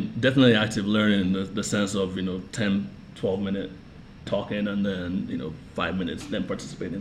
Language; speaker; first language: English; non-native, local second language; Yoruba